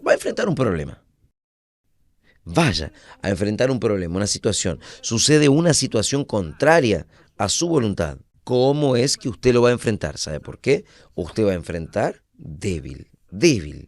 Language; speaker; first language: Spanish; non-native, fluent; Portuguese